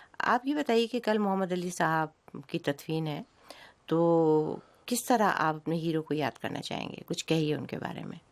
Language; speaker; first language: Urdu; native; Urdu